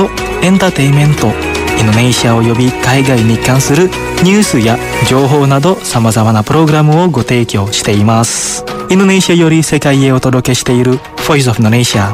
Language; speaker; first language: Japanese; non-native, fluent; Indonesian